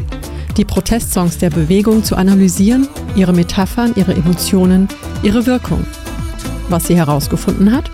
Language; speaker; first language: German; native; German